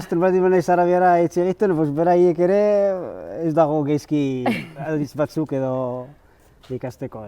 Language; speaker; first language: Basque; non-native, fluent; Arabic